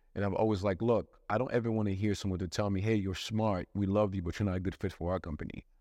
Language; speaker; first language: English; non-native, fluent; Haitian Creole